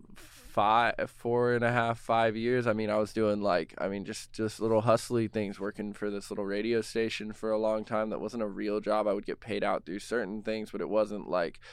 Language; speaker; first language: English; native; English